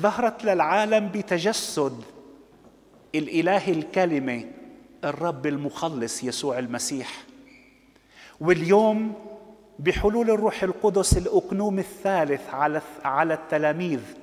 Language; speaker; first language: Arabic; native; Arabic